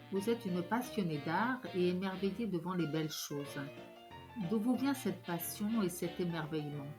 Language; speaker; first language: French; native; French